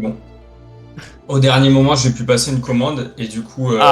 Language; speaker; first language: French; native; French